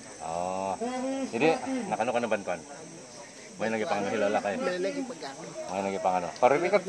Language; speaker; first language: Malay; non-native, local second language; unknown